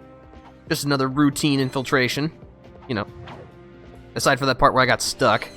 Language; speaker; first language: English; native; English